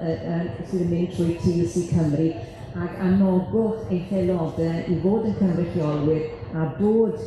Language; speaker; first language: Welsh; native; Welsh